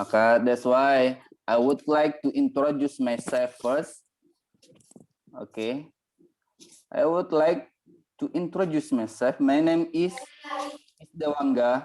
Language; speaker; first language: English; non-native, learner; Indonesian